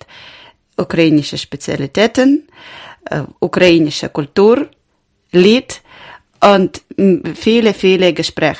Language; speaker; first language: German; non-native, learner; Ukrainian